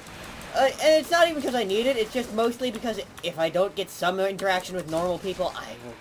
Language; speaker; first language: English; native; English